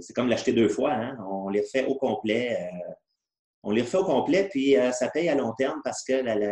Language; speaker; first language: French; native; French